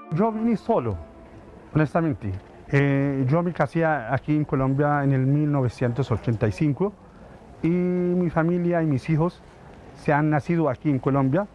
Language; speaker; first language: Spanish; non-native, fluent; Arabic